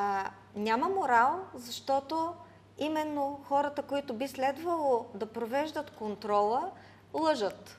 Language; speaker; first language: Bulgarian; native; Bulgarian